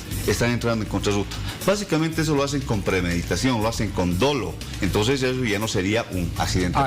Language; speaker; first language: Spanish; native; Spanish